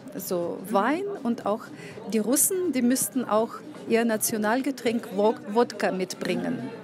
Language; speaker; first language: German; non-native, fluent; Russian